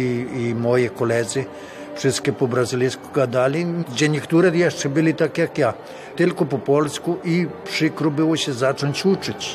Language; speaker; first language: Polish; early bilingual, heritage; Polish